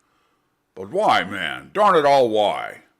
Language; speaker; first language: English; native; English